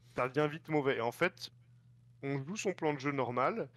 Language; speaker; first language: French; native; French